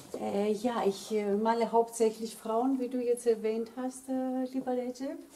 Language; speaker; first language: German; early bilingual, other home language; Greek